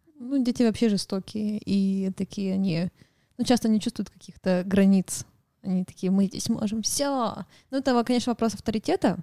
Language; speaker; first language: Russian; native; Russian